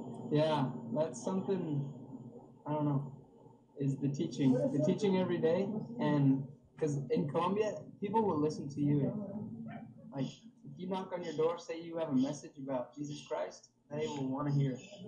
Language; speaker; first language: English; native; English